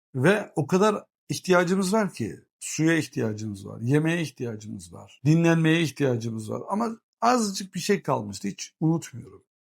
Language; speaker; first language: Turkish; early bilingual, heritage; Turkish